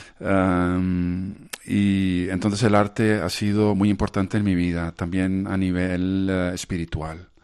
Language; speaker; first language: Spanish; non-native, fluent; Dutch